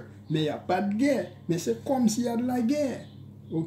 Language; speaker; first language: French; non-native, local second language; Haitian Creole